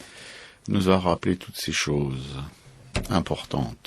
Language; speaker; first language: French; native; French